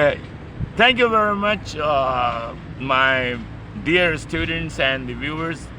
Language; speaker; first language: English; non-native, fluent; Urdu